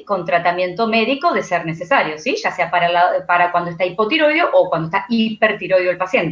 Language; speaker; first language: Spanish; native; Spanish